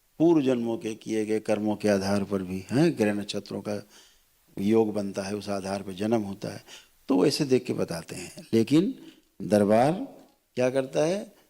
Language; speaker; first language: Hindi; native; Hindi